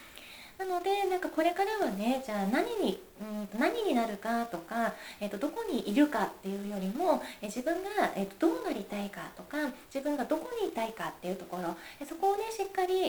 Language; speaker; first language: Japanese; native; Japanese